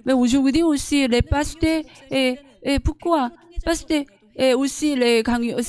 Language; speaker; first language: French; non-native, learner; Korean